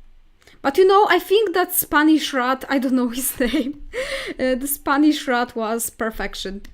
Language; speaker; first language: English; non-native, fluent; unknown